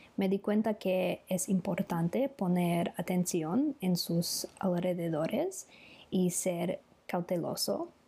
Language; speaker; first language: Spanish; non-native, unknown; English